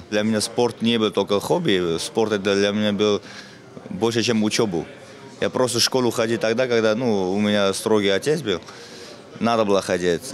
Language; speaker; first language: Russian; non-native, fluent; Armenian